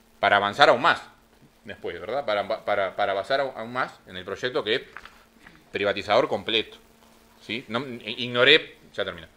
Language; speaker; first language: Spanish; native; Spanish